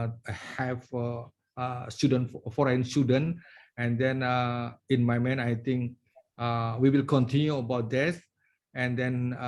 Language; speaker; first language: English; non-native, learner; Indonesian